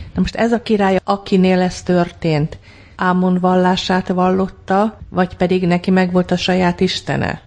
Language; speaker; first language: Hungarian; native; Hungarian